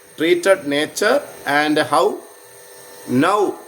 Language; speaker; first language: English; non-native, local second language; Malayalam